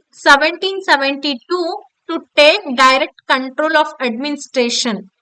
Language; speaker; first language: English; non-native, local second language; Kannada